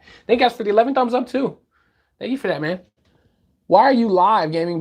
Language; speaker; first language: English; native; English